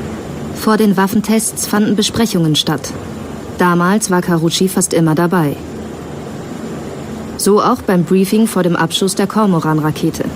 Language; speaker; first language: German; native; German